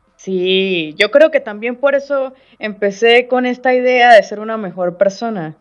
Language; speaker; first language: Spanish; native; Spanish